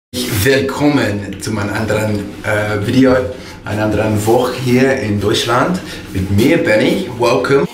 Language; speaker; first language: German; non-native, learner; English